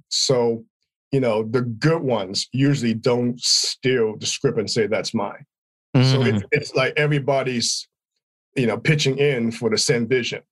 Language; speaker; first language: English; native; English